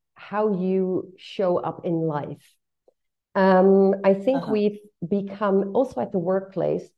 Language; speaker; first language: English; non-native, fluent; Dutch